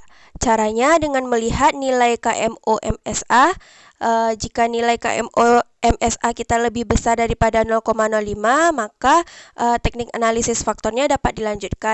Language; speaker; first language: Indonesian; native; Indonesian